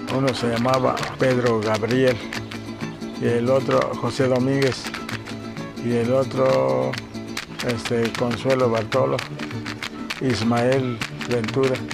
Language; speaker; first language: Spanish; native; Spanish